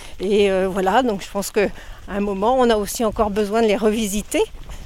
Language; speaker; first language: French; native; French